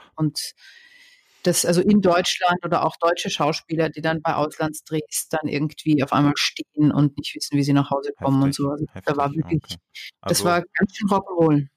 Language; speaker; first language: German; native; German